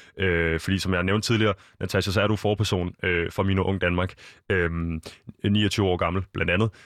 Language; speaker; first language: Danish; native; Danish